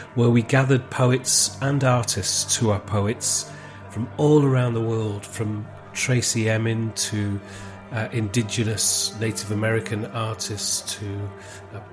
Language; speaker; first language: English; native; English